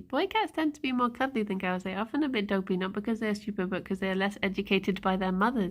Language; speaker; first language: English; native; English